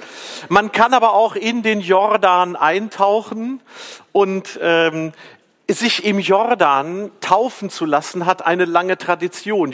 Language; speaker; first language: German; native; German